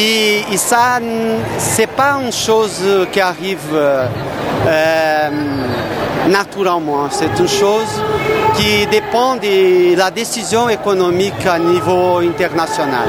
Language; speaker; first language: French; non-native, fluent; Portuguese